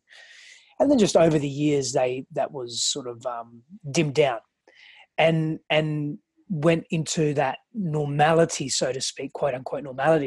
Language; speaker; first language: English; early bilingual, other home language; Greek